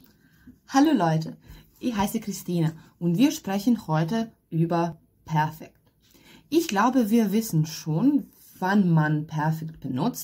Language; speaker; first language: German; non-native, fluent; Hungarian